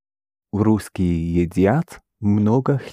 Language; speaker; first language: Russian; non-native, learner; English